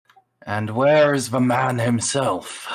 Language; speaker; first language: English; native; English